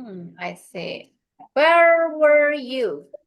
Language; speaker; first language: English; non-native, fluent; Indonesian